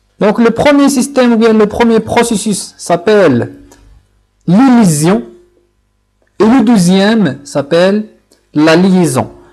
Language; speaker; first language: French; non-native, local second language; Arabic